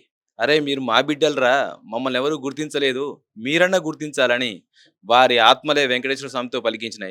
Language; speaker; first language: Telugu; native; Telugu